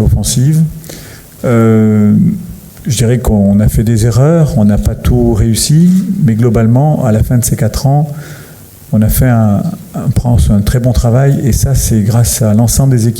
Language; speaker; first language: French; native; French